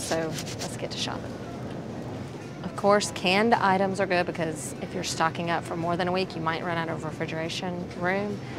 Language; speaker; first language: English; native; English